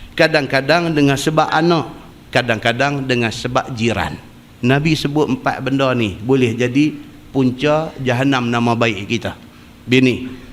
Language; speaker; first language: Malay; native; Malay